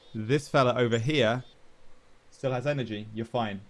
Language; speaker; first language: English; native; English